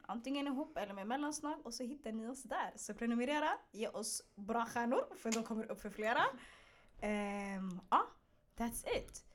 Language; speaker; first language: Swedish; early bilingual, other home language; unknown